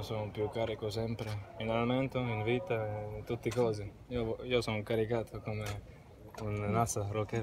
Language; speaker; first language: Italian; non-native, learner; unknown